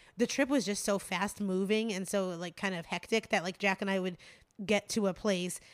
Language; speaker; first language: English; native; English